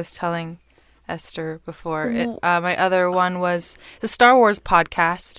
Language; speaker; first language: English; non-native, fluent; Spanish